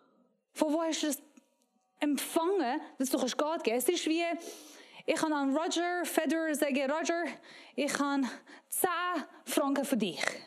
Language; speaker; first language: German; non-native, learner; Persian